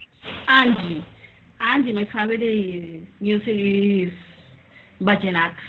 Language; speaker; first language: English; non-native, learner; Spanish